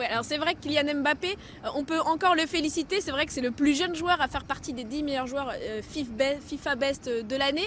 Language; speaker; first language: French; native; French